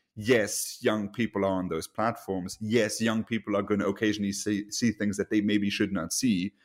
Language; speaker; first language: English; non-native, fluent; Luxembourgish